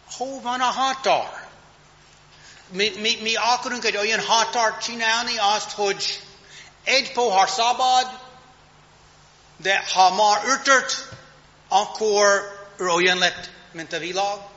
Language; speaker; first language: Hungarian; non-native, fluent; English